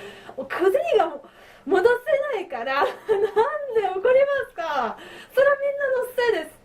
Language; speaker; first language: Japanese; non-native, learner; French